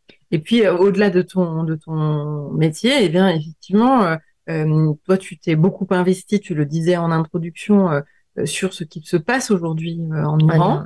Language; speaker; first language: French; native; French